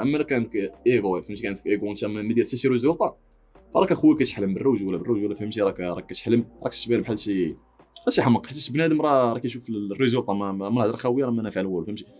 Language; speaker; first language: Arabic; native; Arabic